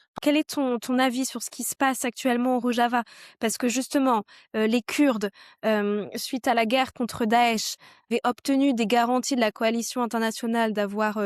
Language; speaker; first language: French; native; French